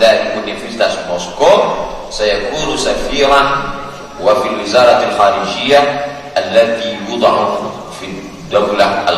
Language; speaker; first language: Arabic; non-native, fluent; Indonesian